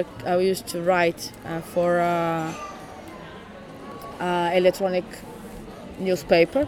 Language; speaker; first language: English; non-native, fluent; Portuguese